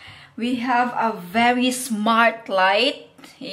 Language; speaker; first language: English; non-native, learner; Filipino